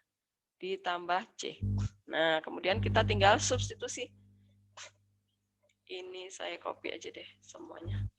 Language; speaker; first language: Indonesian; native; Indonesian